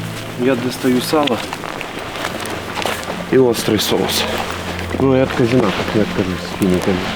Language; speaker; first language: Russian; native; Russian